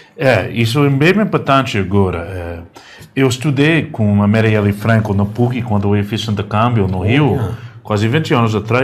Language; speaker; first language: Portuguese; non-native, learner; English